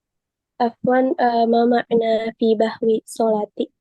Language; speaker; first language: Arabic; non-native, learner; Indonesian